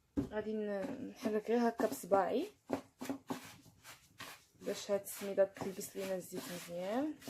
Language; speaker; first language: Arabic; native; Arabic